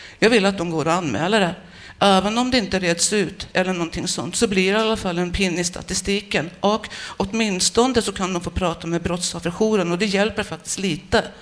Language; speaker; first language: Swedish; native; Swedish